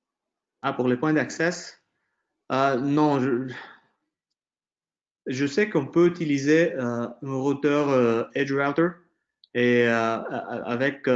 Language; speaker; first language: French; non-native, fluent; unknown